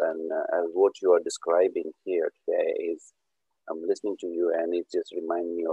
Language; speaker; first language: English; non-native, local second language; Urdu